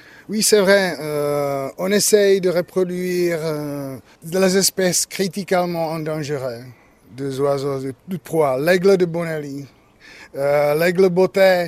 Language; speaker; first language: French; non-native, learner; Czech